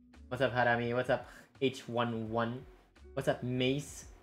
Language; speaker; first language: English; native; English